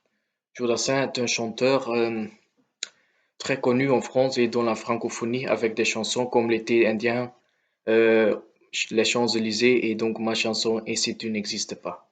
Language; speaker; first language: French; non-native, local second language; Dutch